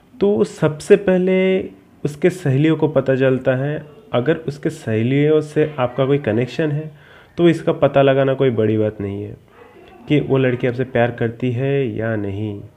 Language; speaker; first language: Hindi; native; Hindi